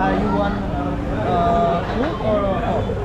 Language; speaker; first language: English; non-native, learner; Indonesian